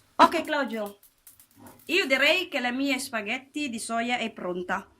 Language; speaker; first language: Italian; non-native, fluent; Filipino